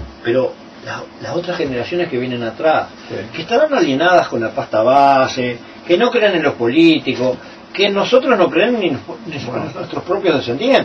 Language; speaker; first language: Spanish; native; Spanish